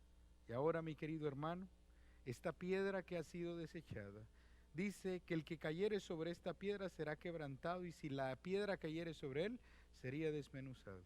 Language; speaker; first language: Spanish; native; Spanish